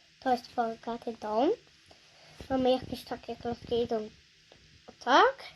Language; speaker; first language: Polish; early bilingual, heritage; Polish